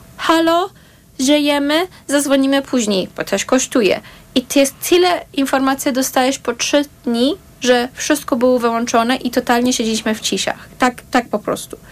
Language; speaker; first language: Polish; non-native, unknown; Persian